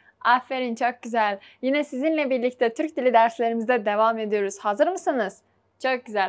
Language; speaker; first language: Turkish; non-native, fluent; Uzbek